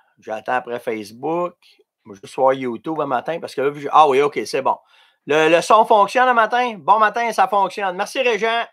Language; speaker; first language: French; native; French